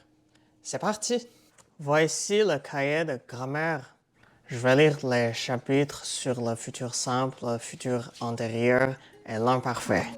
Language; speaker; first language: French; non-native, learner; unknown